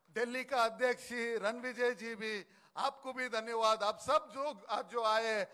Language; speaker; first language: Hindi; non-native, local second language; Kannada